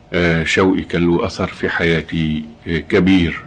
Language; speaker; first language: Arabic; native; Arabic